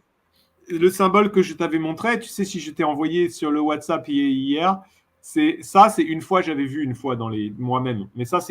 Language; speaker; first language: French; native; French